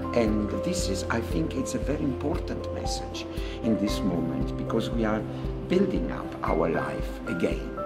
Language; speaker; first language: English; non-native, fluent; Italian